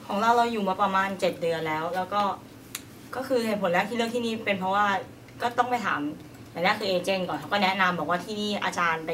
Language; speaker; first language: Thai; native; Thai